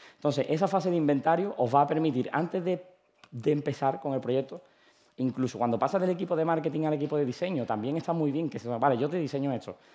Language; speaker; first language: Spanish; native; Spanish